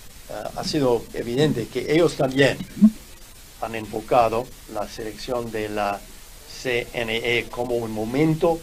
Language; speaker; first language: Spanish; non-native, fluent; English